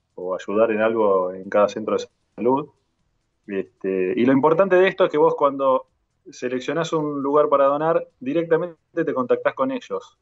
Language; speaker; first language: Spanish; native; Spanish